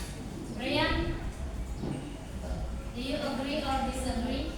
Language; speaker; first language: English; non-native, local second language; Indonesian